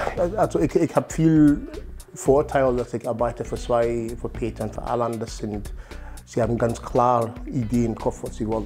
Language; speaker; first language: German; non-native, fluent; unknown